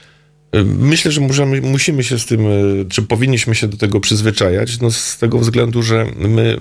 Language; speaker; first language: Polish; native; Polish